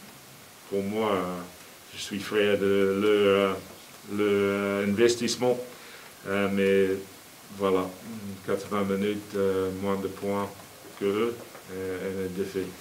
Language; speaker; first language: French; non-native, learner; English